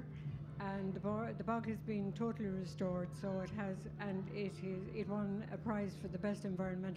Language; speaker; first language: English; native; English